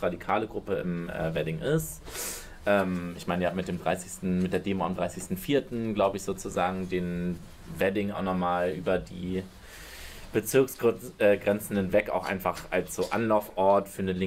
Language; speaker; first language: German; native; German